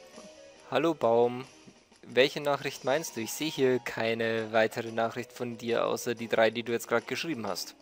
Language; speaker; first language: German; native; German